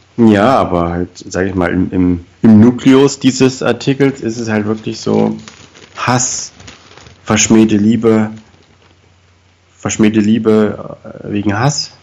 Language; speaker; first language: German; native; German